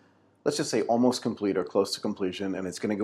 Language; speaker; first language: English; native; English